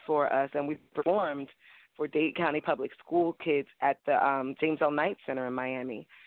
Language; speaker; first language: English; native; English